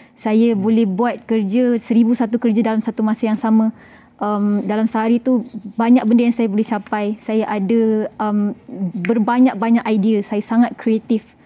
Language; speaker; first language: Malay; native; Malay